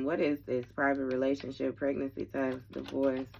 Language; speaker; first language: English; native; English